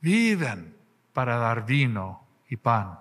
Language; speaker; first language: Spanish; non-native, fluent; English